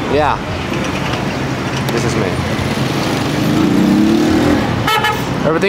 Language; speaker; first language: English; non-native, learner; Spanish